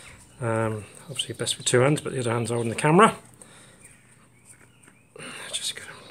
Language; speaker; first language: English; native; English